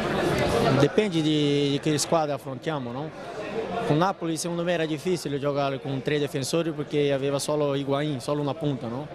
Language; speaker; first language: Italian; non-native, fluent; Portuguese